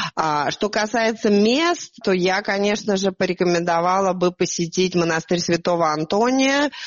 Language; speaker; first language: Russian; native; Russian